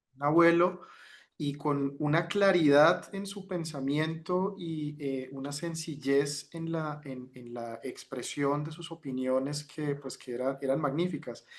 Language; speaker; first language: Spanish; native; Spanish